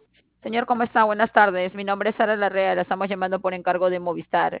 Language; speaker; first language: Spanish; native; Spanish